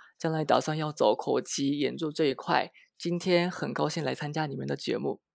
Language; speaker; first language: Chinese; non-native, fluent; Japanese